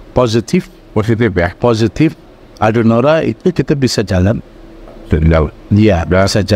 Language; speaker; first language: Indonesian; non-native, fluent; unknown